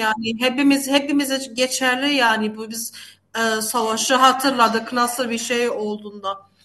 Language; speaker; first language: Turkish; non-native, fluent; Arabic